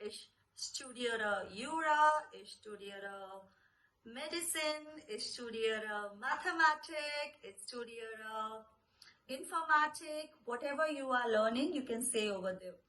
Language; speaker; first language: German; non-native, fluent; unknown